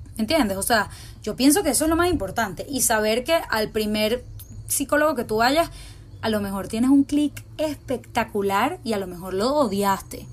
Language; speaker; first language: Spanish; native; Spanish